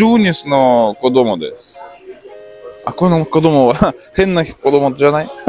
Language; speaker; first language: Japanese; non-native, learner; Russian